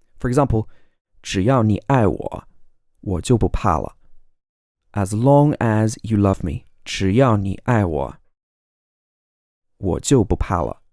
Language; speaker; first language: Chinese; non-native, fluent; English